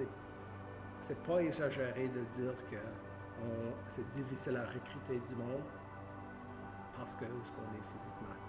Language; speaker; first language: French; native; French